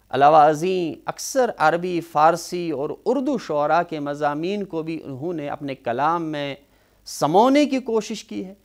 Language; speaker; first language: Urdu; non-native, local second language; Kashmiri